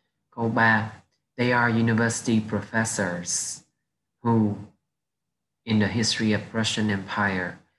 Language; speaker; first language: English; non-native, fluent; Vietnamese